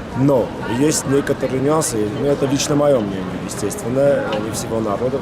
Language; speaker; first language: Russian; non-native, local second language; Armenian